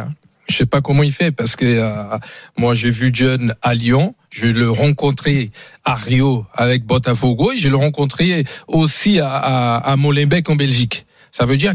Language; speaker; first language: French; non-native, fluent; Portuguese